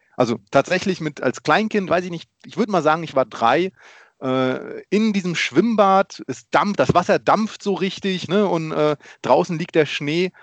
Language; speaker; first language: German; early bilingual, other home language; Polish